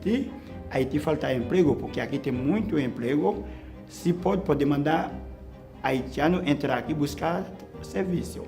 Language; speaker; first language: Portuguese; non-native, learner; Haitian Creole